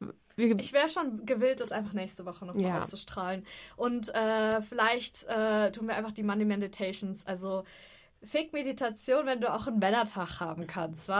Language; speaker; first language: German; native; German